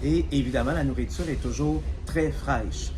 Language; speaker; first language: French; native; French